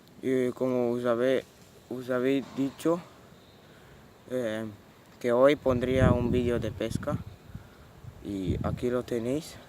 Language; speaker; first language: Spanish; non-native, local second language; Catalan